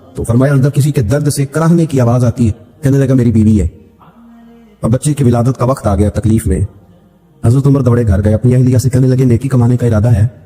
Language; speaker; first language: Urdu; non-native, local second language; Punjabi